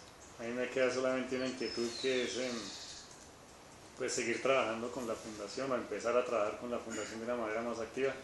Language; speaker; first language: Spanish; native; Spanish